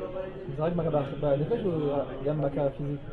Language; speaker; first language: Hebrew; non-native, learner; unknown